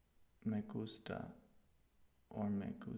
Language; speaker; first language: Spanish; non-native, learner; English